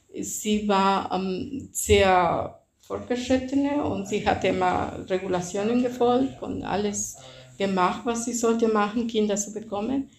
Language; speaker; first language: German; non-native, fluent; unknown